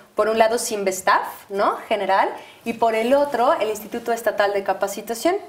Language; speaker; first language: Spanish; native; Spanish